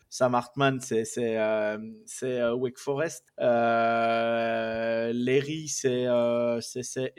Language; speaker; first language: French; native; French